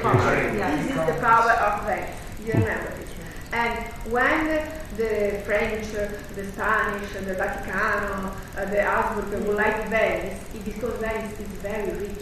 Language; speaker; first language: English; non-native, learner; Italian